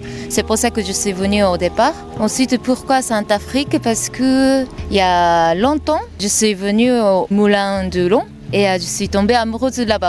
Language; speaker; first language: French; non-native, learner; Japanese